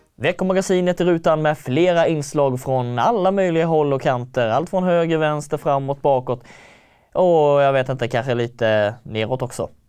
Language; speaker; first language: Swedish; native; Swedish